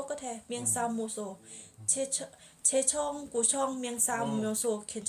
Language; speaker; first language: Korean; non-native, learner; Thai